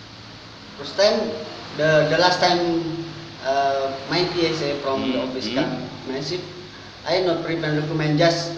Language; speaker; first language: English; non-native, learner; Indonesian